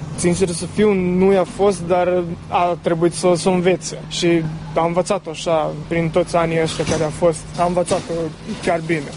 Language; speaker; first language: Romanian; early bilingual, heritage; Romanian